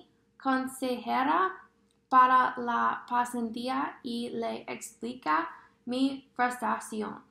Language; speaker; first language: Spanish; non-native, fluent; English